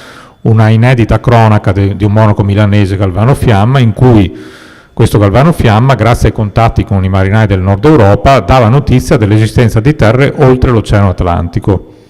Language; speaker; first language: Italian; native; Italian